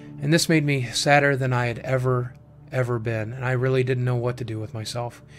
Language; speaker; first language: English; native; English